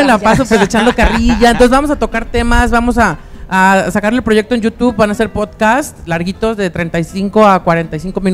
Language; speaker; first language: Spanish; native; Spanish